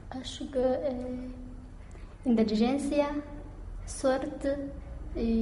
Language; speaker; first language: Portuguese; non-native, learner; Chinese